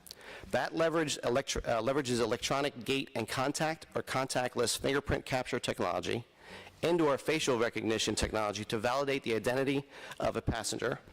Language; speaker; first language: English; native; English